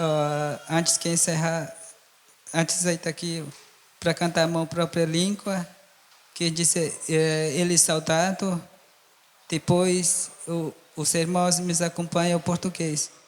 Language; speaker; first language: Portuguese; non-native, local second language; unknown